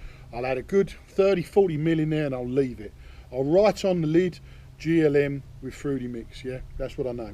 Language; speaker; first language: English; native; English